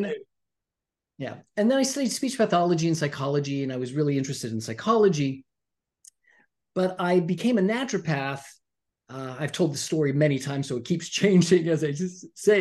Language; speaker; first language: English; native; English